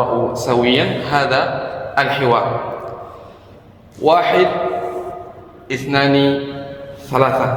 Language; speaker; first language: Arabic; non-native, fluent; Indonesian